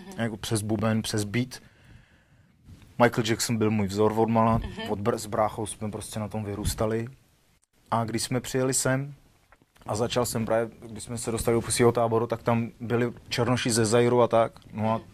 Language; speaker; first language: Czech; early bilingual, other home language; Armenian